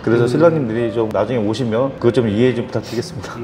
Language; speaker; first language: Korean; native; Korean